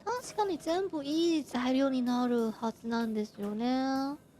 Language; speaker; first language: Japanese; non-native, fluent; Chinese